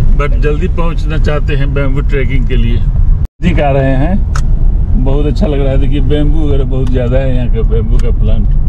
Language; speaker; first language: Hindi; native; Hindi